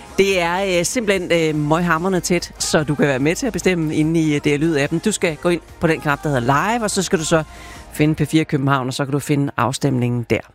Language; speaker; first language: Danish; native; Danish